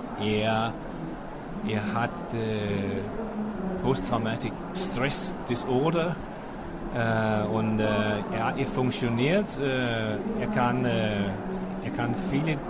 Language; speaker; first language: German; non-native, learner; Danish